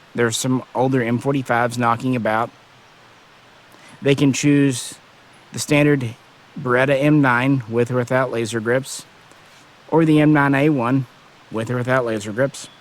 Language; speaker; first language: English; native; English